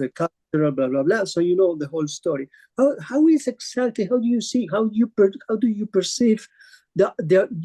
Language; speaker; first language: English; non-native, fluent; Spanish